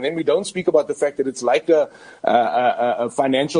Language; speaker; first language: English; native; English